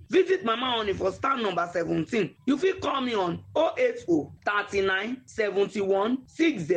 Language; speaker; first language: Nigerian Pidgin; non-native, local second language; Yoruba